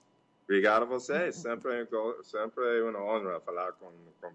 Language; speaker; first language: Portuguese; non-native, learner; English